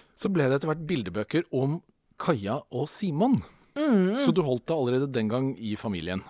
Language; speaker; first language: Norwegian; native; Norwegian